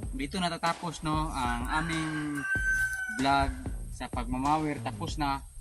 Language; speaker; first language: Filipino; non-native, local second language; Cebuano